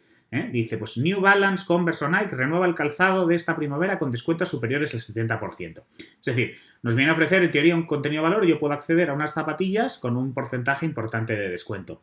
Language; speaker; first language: Spanish; native; Spanish